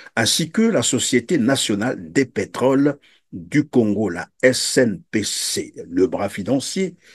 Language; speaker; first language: French; non-native, local second language; Lingala